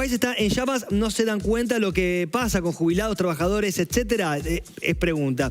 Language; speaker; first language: Spanish; native; Spanish